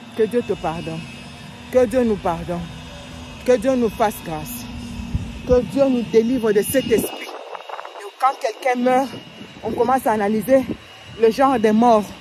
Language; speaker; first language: French; non-native, local second language; Lingala